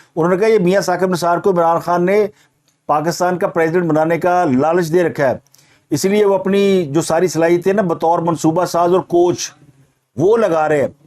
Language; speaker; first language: Urdu; non-native, local second language; Punjabi